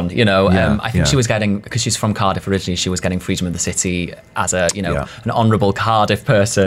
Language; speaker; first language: English; native; English